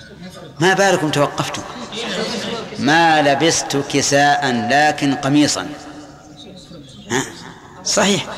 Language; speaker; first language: Arabic; native; Arabic